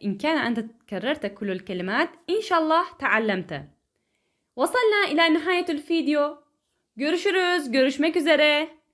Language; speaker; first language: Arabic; non-native, fluent; Turkish